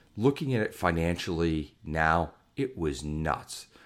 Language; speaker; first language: English; native; English